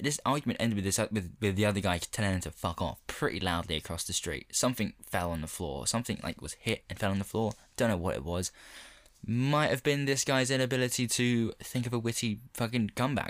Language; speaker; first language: English; native; English